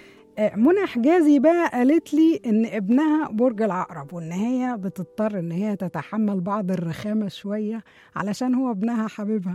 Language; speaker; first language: Arabic; native; Arabic